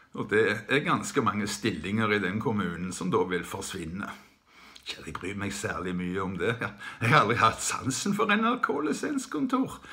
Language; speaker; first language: Norwegian; native; Norwegian